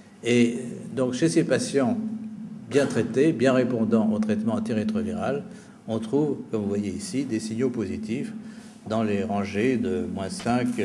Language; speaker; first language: French; native; French